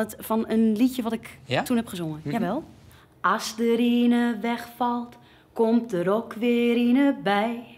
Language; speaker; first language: Dutch; native; Dutch